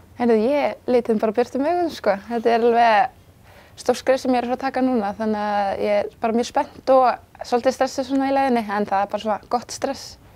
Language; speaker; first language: Icelandic; native; Icelandic